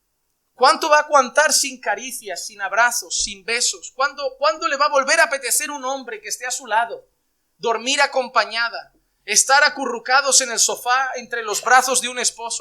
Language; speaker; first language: Spanish; native; Spanish